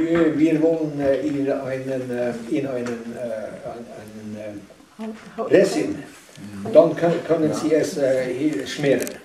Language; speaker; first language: German; non-native, learner; Northern Sami